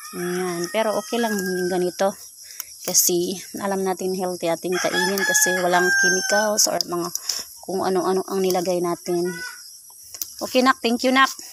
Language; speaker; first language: Filipino; non-native, local second language; Cebuano